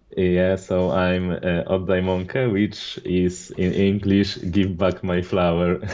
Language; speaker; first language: English; non-native, fluent; Polish